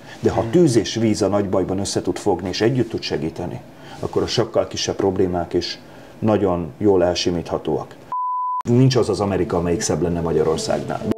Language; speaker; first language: Hungarian; native; Hungarian